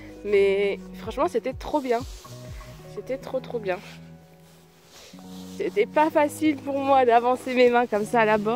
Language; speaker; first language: French; native; French